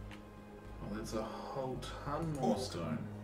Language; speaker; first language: English; native; English